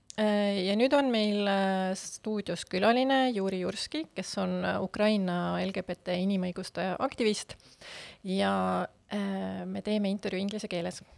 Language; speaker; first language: Estonian; native; Estonian